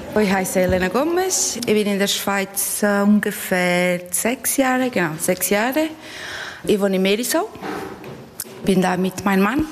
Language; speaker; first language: German; non-native, learner; Portuguese